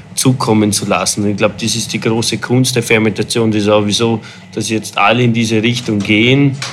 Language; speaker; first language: German; native; German